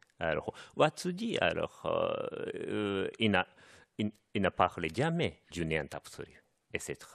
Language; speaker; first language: French; non-native, fluent; Japanese